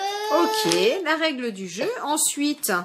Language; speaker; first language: French; native; French